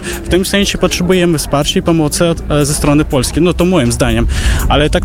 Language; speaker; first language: Polish; non-native, fluent; Russian